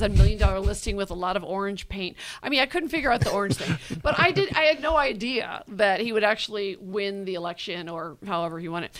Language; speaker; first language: English; native; English